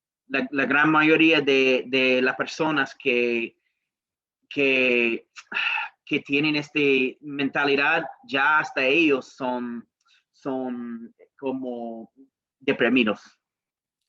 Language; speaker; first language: Spanish; non-native, learner; English